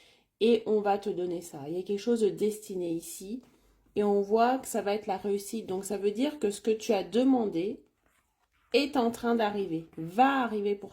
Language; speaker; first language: French; native; French